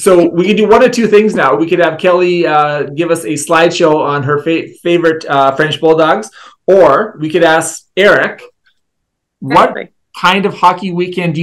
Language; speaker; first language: English; native; English